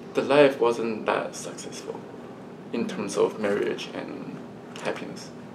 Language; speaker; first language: English; early bilingual, other home language; Chinese